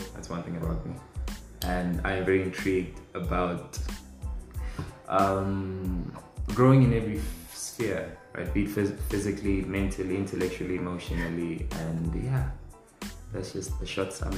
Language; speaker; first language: English; non-native, local second language; Tswana